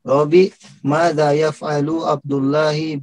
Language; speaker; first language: Arabic; non-native, learner; Indonesian